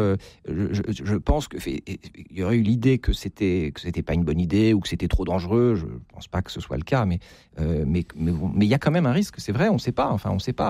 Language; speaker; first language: French; native; French